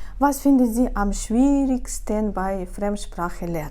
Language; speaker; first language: German; non-native, fluent; Ukrainian